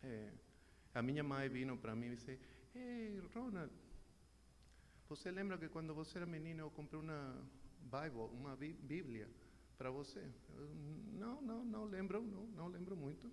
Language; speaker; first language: Portuguese; non-native, learner; Spanish